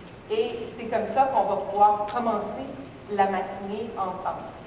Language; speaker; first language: French; native; French